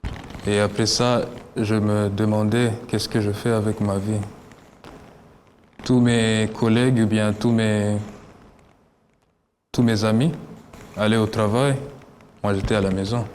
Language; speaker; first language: French; non-native, local second language; Kinyarwanda